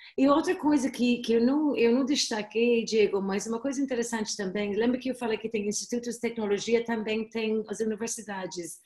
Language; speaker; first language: Portuguese; non-native, fluent; English